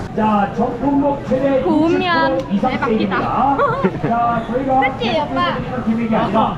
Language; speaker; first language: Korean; non-native, learner; Vietnamese